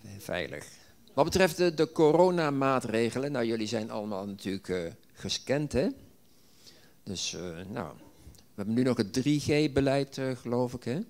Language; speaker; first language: Dutch; native; Dutch